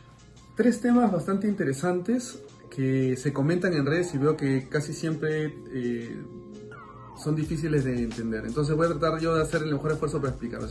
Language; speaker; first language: Spanish; native; Spanish